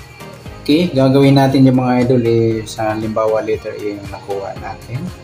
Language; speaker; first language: Filipino; native; Filipino